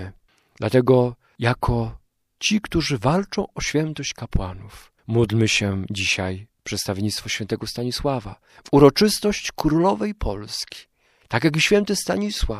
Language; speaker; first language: Polish; native; Polish